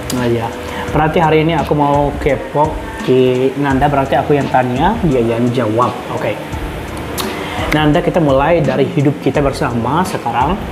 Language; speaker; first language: Indonesian; non-native, learner; Arabic